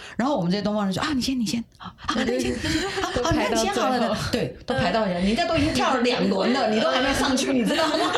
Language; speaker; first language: Chinese; native; Chinese